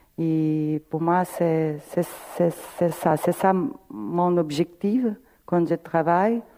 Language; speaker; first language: French; non-native, fluent; Portuguese